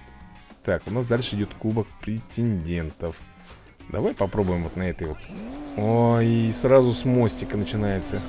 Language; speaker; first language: Russian; native; Russian